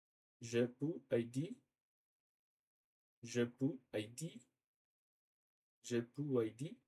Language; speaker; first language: French; non-native, learner; Portuguese